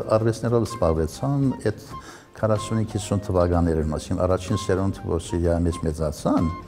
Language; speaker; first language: Armenian; early bilingual, heritage; Armenian